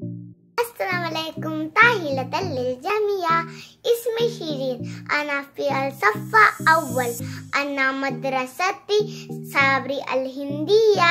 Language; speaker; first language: Arabic; non-native, learner; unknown